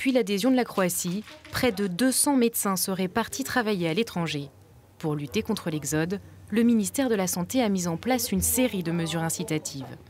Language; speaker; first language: French; native; French